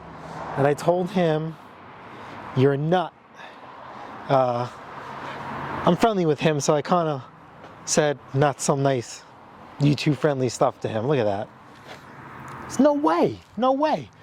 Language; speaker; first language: English; native; English